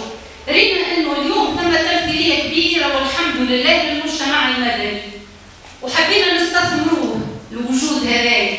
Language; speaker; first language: Arabic; native; Arabic